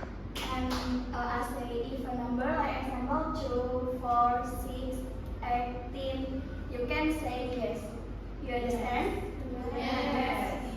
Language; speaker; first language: English; non-native, learner; Indonesian